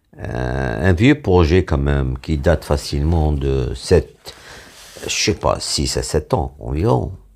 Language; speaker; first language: French; non-native, local second language; Arabic